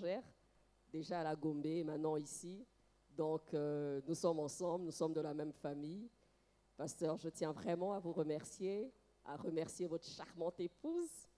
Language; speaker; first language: French; non-native, local second language; Lingala